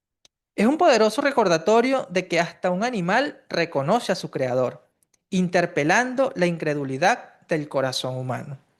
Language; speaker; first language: Spanish; native; Spanish